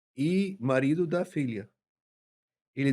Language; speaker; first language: Portuguese; non-native, fluent; Arabic